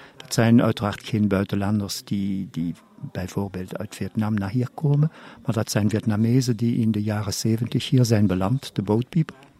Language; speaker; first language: Dutch; non-native, local second language; German